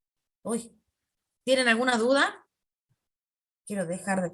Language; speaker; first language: Spanish; native; Spanish